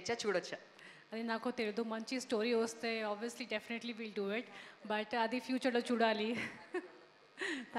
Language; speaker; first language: Telugu; non-native, learner; Hindi